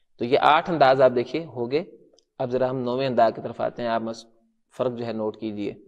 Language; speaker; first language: Urdu; non-native, local second language; Punjabi